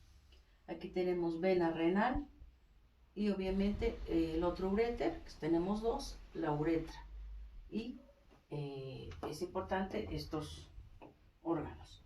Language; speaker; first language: Spanish; native; Spanish